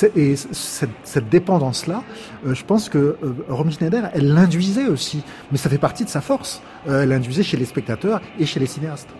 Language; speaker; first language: French; native; French